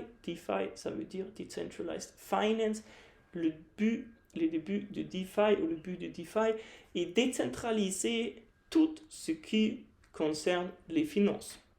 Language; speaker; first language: French; non-native, fluent; German